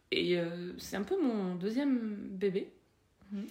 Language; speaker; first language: French; non-native, local second language; Arabic